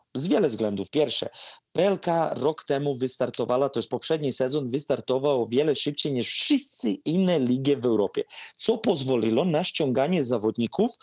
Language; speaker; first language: Polish; non-native, fluent; Serbian